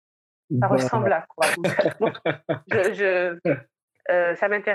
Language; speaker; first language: French; native; French